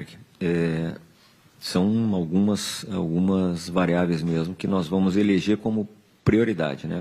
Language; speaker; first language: Portuguese; native; Portuguese